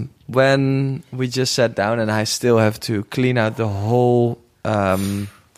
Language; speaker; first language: English; non-native, fluent; Dutch